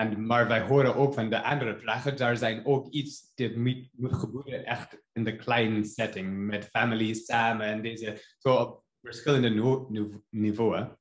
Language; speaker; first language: Dutch; non-native, learner; English